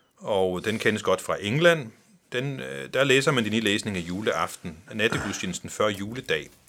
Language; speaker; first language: Danish; non-native, local second language; Faroese